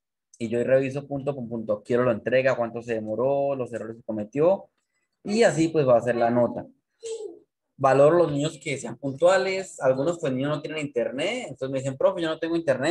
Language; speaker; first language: Spanish; native; Spanish